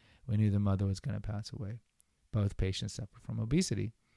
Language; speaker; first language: English; native; English